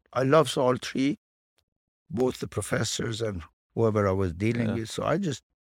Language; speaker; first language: English; non-native, fluent; Persian